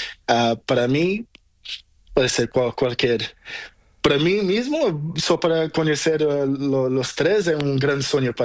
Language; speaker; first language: Spanish; non-native, learner; Portuguese